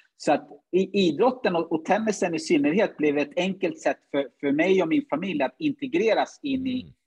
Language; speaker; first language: Swedish; early bilingual, other home language; Ganda